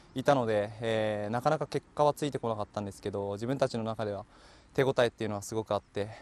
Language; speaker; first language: Japanese; native; Japanese